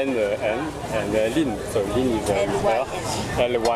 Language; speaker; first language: English; non-native, fluent; French